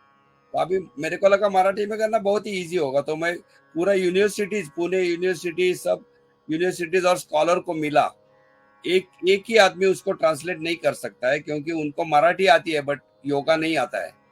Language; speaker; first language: Hindi; non-native, local second language; Marathi